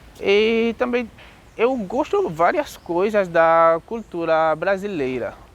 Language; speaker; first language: Portuguese; non-native, learner; Haitian Creole